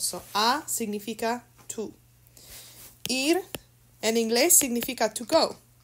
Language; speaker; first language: Spanish; non-native, fluent; English